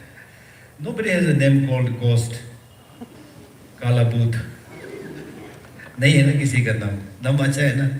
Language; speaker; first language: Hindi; early bilingual, other home language; Tibetan